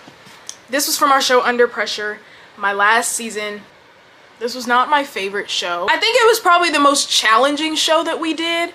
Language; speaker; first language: English; native; English